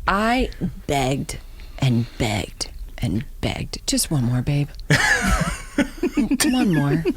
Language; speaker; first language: English; native; English